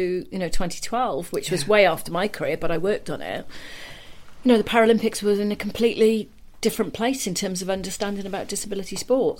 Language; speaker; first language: English; native; English